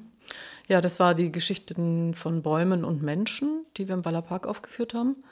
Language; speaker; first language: German; native; German